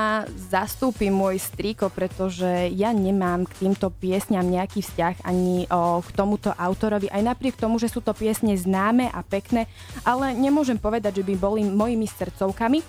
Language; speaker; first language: Slovak; native; Slovak